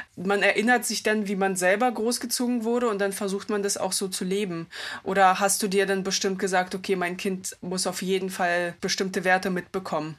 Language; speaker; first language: German; early bilingual, other home language; Russian